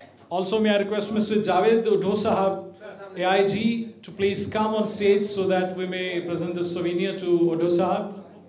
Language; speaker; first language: English; non-native, local second language; Urdu